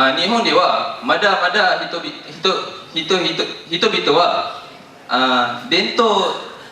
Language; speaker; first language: Japanese; non-native, learner; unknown